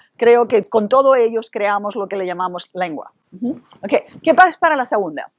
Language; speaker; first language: Spanish; native; Spanish